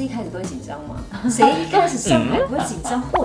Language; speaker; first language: Chinese; native; Chinese